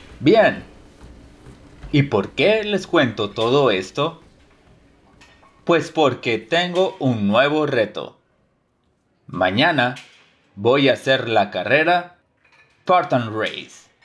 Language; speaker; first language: Spanish; early bilingual, heritage; Spanish